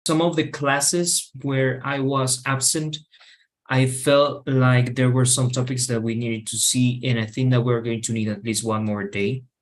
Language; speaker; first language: English; non-native, fluent; Spanish